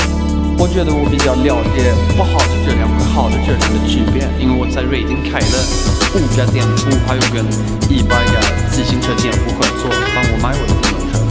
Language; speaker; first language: Chinese; non-native, fluent; Swedish